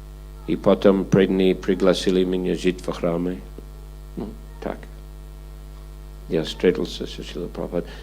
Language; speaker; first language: Russian; non-native, fluent; English